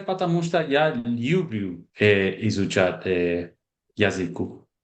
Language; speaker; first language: Russian; non-native, learner; Spanish